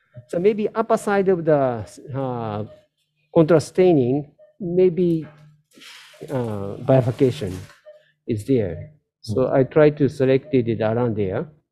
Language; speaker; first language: English; non-native, learner; Japanese